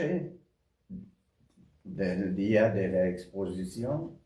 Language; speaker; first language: Spanish; non-native, fluent; French